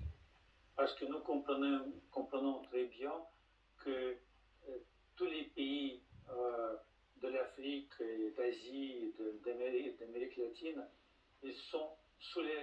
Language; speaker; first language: French; non-native, fluent; Russian